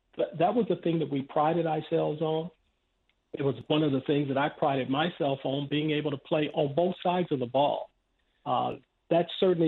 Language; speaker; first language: English; native; English